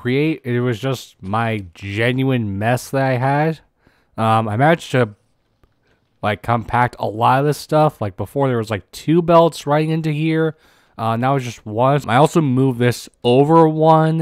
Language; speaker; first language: English; native; English